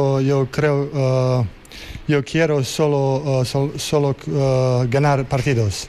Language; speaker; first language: Spanish; non-native, learner; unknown